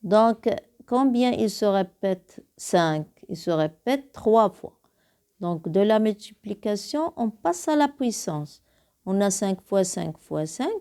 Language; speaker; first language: French; non-native, local second language; Arabic